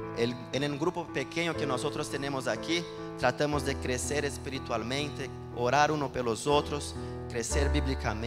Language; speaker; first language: Spanish; non-native, learner; Portuguese